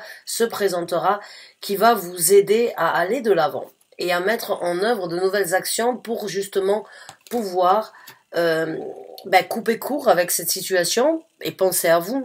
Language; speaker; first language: French; native; French